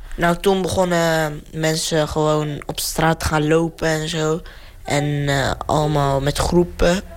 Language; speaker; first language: Dutch; early bilingual, other home language; Arabic